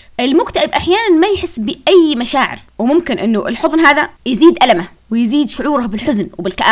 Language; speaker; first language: Arabic; native; Arabic